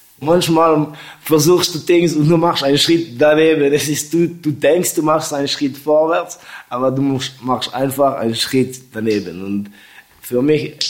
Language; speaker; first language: German; non-native, fluent; Estonian